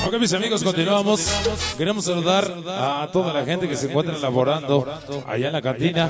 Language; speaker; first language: Spanish; native; Spanish